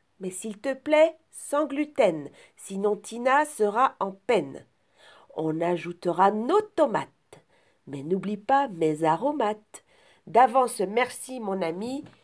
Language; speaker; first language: French; native; French